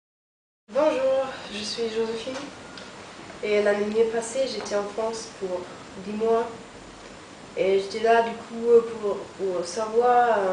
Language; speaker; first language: French; non-native, fluent; German